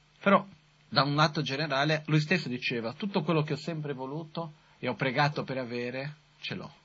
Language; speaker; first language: Italian; non-native, fluent; Portuguese